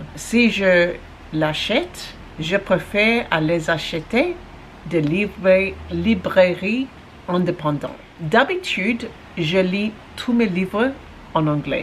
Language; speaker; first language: French; non-native, learner; English